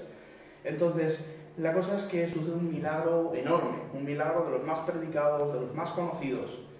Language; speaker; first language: Spanish; native; Spanish